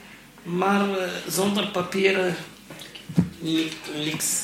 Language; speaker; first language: Dutch; non-native, learner; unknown